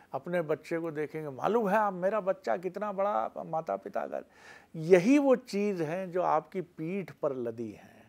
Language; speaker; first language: Hindi; native; Hindi